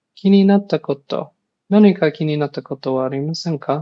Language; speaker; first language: Japanese; non-native, learner; English